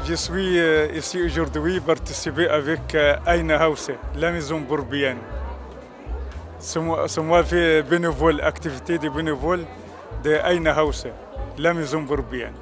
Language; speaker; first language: French; non-native, learner; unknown